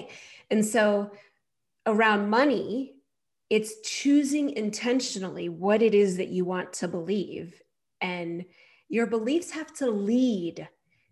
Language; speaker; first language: English; native; English